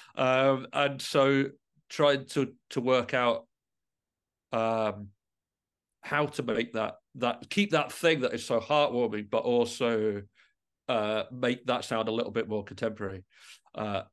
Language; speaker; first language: English; native; English